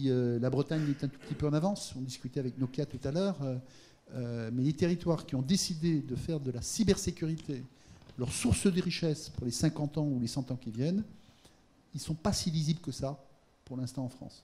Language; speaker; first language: French; native; French